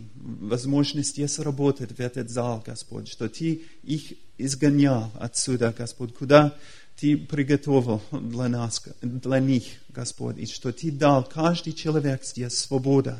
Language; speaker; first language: Russian; non-native, fluent; English